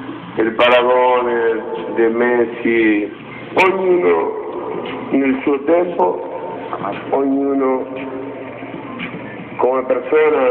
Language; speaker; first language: Italian; non-native, fluent; Spanish